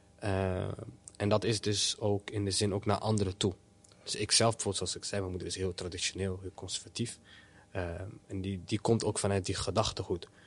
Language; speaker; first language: Dutch; early bilingual, other home language; Somali